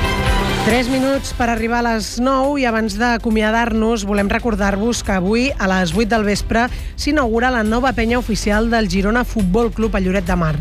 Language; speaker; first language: Catalan; native; Catalan